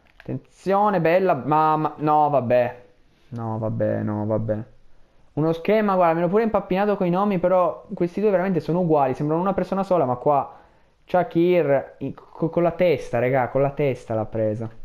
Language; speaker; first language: Italian; native; Italian